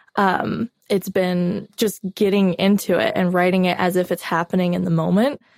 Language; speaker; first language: English; native; English